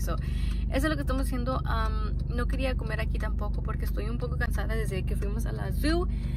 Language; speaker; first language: Spanish; early bilingual, heritage; Spanish